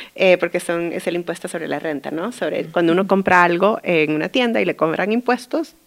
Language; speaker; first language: Spanish; native; Spanish